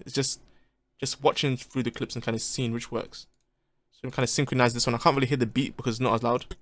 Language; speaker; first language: English; native; English